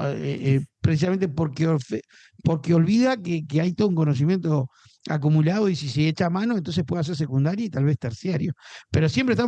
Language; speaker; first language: Spanish; native; Spanish